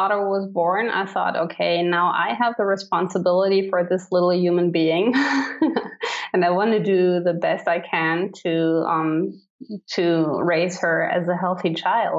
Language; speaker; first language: English; non-native, fluent; German